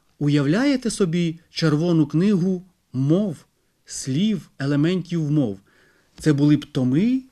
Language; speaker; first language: Ukrainian; native; Ukrainian